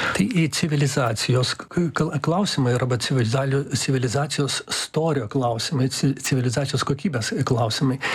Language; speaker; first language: Lithuanian; non-native, local second language; Russian